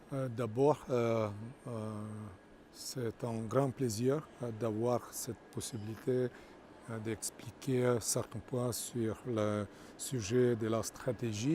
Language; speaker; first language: French; non-native, fluent; Czech